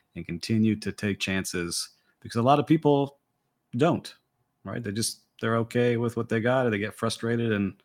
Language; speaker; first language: English; native; English